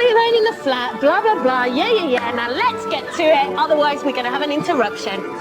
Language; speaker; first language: English; native; English